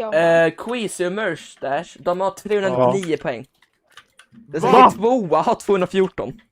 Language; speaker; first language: Swedish; native; Swedish